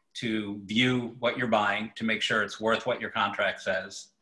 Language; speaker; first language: English; native; English